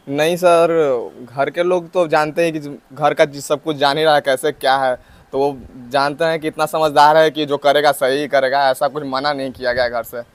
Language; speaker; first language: Hindi; native; Hindi